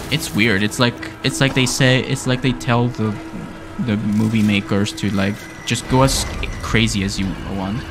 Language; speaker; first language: English; non-native, fluent; Spanish